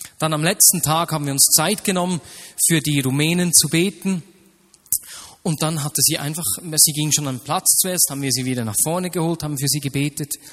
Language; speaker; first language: German; native; German